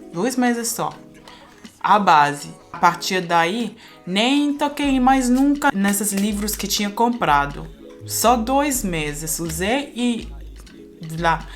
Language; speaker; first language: Portuguese; non-native, fluent; German